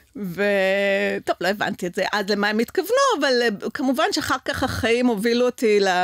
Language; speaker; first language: Hebrew; early bilingual, other home language; French